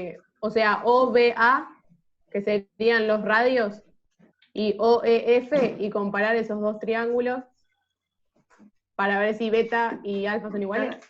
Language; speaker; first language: Spanish; native; Spanish